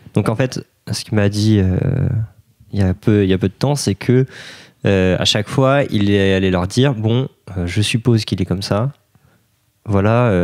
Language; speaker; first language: French; native; French